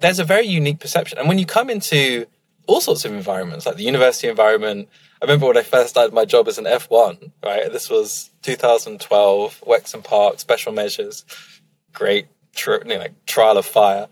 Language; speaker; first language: English; native; English